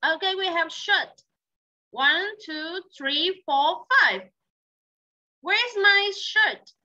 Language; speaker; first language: English; non-native, learner; Vietnamese